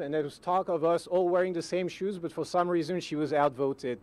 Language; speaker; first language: English; non-native, fluent; French